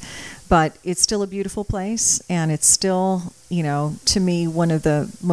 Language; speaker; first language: English; early bilingual, other home language; Croatian